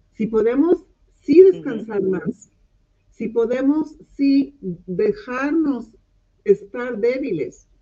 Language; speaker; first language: Spanish; non-native, local second language; English